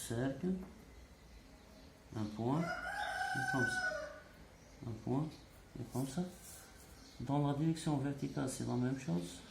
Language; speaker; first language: French; non-native, local second language; Arabic